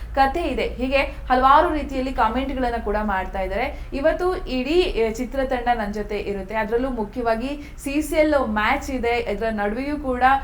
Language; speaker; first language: Kannada; native; Kannada